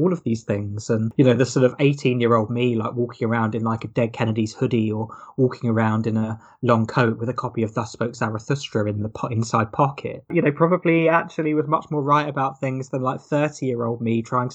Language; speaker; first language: English; native; English